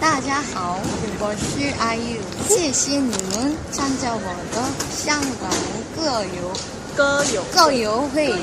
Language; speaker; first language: Chinese; non-native, learner; Korean